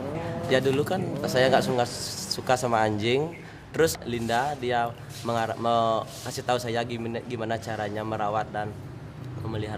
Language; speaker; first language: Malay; non-native, local second language; Balinese